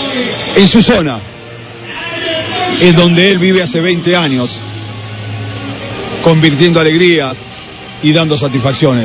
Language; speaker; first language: Spanish; native; Spanish